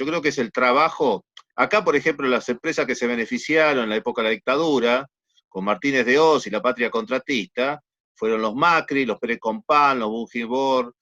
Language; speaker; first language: Spanish; native; Spanish